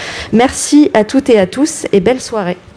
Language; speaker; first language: French; native; French